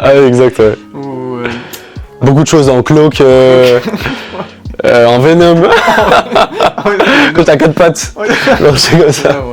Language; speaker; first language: French; native; French